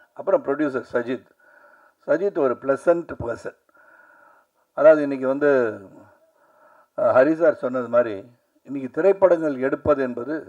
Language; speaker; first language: Tamil; native; Tamil